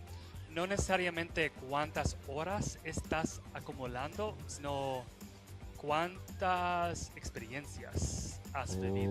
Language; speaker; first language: Spanish; non-native, fluent; English